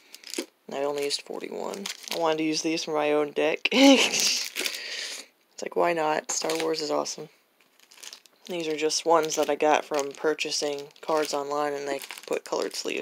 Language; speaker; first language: English; native; English